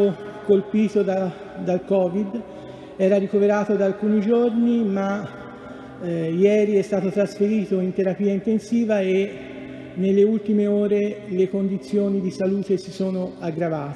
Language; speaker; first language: Italian; native; Italian